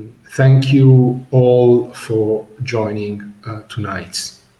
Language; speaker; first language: English; non-native, fluent; Italian